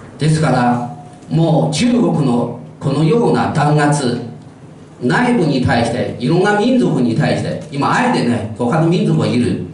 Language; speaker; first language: Japanese; non-native, fluent; Chinese